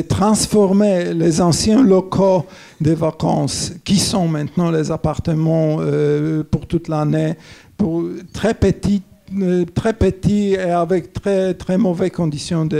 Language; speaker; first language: French; non-native, fluent; Polish